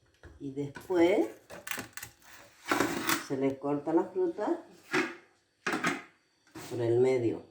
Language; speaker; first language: Spanish; native; Spanish